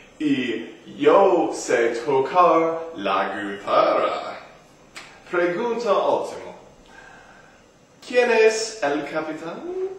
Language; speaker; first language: Spanish; non-native, learner; English